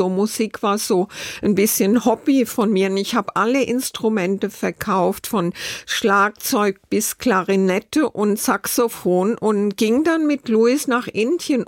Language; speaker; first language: German; native; German